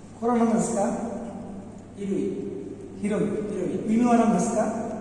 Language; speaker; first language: Japanese; non-native, fluent; Bangla